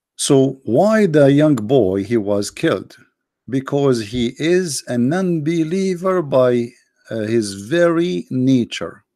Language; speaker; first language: English; non-native, fluent; Arabic